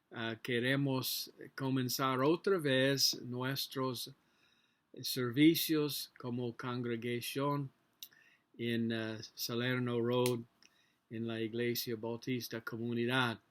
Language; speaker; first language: Spanish; non-native, learner; English